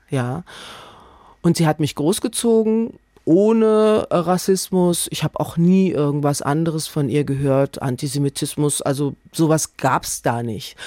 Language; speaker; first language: German; native; German